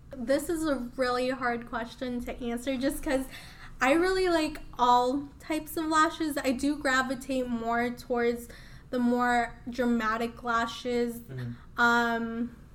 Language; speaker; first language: English; early bilingual, other home language; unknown